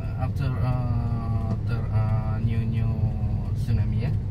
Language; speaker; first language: English; non-native, learner; Indonesian